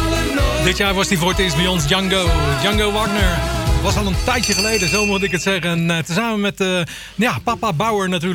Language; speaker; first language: Dutch; native; Dutch